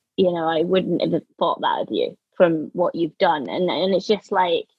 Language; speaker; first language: English; native; English